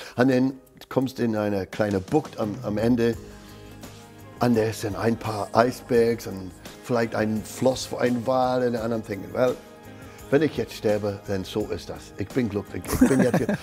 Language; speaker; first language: German; non-native, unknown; English